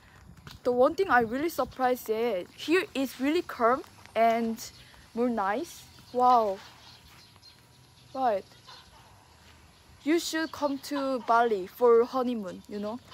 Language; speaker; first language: English; non-native, learner; Korean